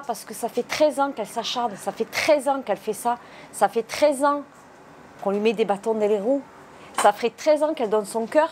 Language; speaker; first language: French; native; French